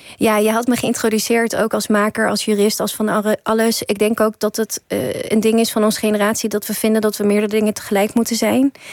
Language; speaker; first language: Dutch; early bilingual, other home language; Persian